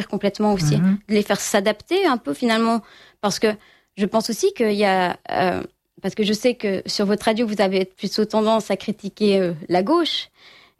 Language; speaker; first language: French; native; French